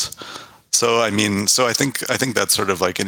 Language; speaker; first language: English; native; English